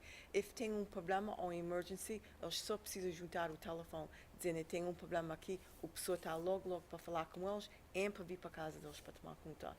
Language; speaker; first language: Portuguese; early bilingual, heritage; English